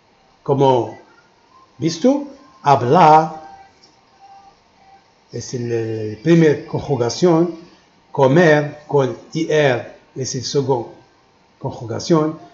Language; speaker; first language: Spanish; non-native, fluent; Arabic